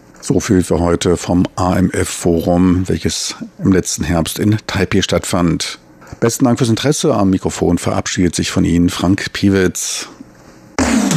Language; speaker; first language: German; native; German